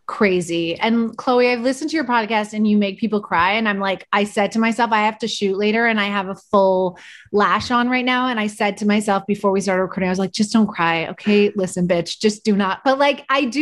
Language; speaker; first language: English; native; English